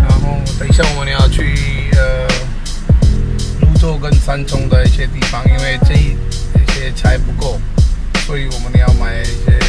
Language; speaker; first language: Chinese; non-native, fluent; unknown